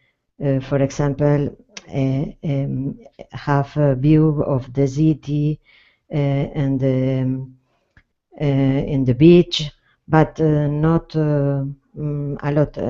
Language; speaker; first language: English; non-native, learner; Spanish